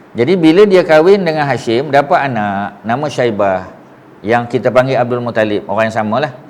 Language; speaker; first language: Malay; native; Malay